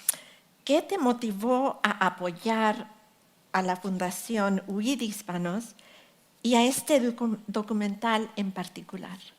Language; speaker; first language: Spanish; early bilingual, heritage; Spanish